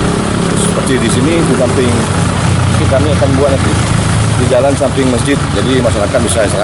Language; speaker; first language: Indonesian; native; Indonesian